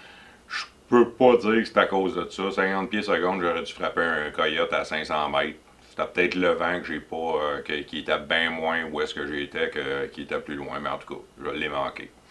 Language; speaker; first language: French; native; French